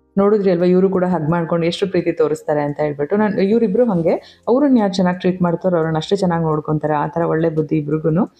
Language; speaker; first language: Kannada; native; Kannada